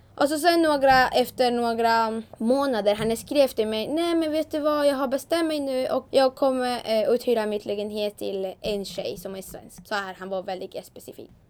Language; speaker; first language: Swedish; non-native, fluent; Spanish